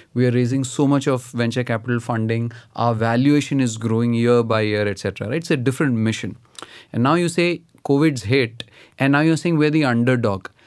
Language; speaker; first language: English; non-native, local second language; Hindi